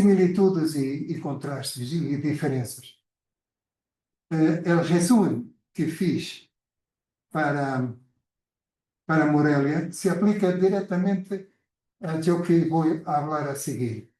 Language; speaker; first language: Spanish; non-native, fluent; Portuguese